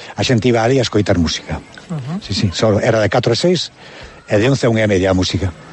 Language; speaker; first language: Galician; native; Galician